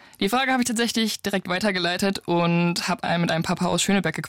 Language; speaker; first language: German; native; German